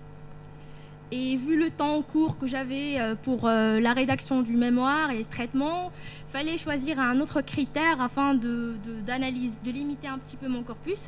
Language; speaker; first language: French; non-native, local second language; Arabic